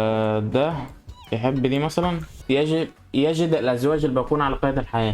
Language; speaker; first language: Arabic; native; Arabic